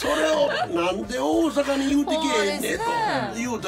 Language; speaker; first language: Japanese; native; Japanese